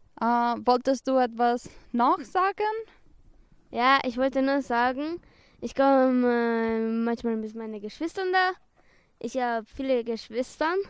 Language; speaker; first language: German; early bilingual, other home language; Romanian